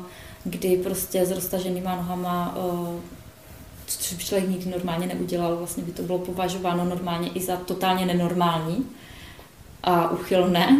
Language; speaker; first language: Czech; native; Czech